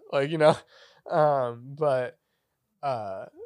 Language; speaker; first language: English; native; English